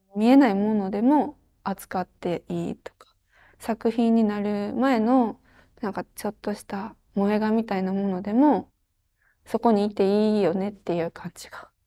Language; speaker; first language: Japanese; native; Japanese